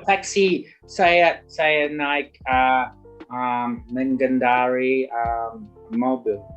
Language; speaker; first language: Indonesian; non-native, learner; English